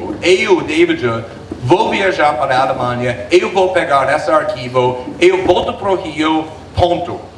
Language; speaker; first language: Portuguese; non-native, fluent; English